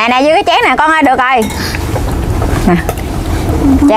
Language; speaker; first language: Vietnamese; native; Vietnamese